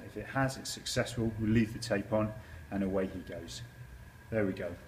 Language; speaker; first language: English; native; English